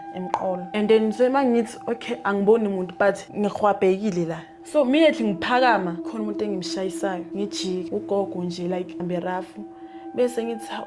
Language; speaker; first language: Zulu; native; Zulu